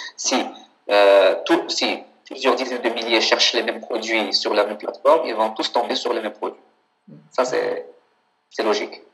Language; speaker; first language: French; non-native, local second language; Arabic